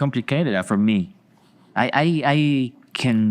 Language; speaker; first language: English; non-native, learner; Spanish